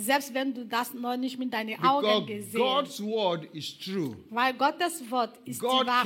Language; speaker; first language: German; non-native, learner; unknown